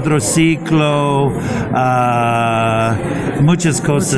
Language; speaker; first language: Spanish; non-native, learner; English